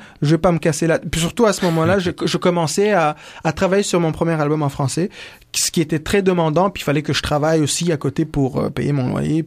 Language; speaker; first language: French; non-native, local second language; Kinyarwanda